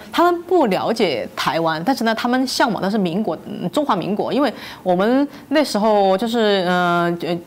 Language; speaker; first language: Chinese; native; Chinese